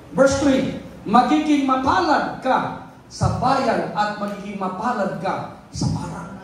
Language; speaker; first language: Filipino; non-native, local second language; Cebuano